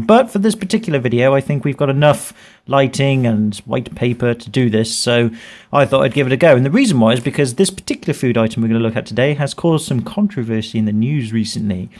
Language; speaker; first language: English; native; English